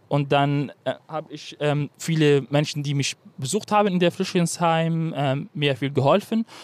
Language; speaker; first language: German; non-native, fluent; Arabic